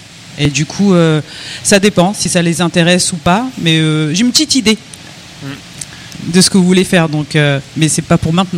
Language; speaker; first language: French; native; French